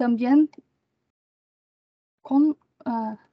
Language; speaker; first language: Spanish; non-native, learner; Portuguese